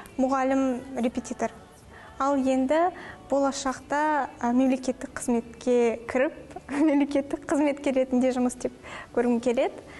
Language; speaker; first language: Kazakh; non-native, local second language; Russian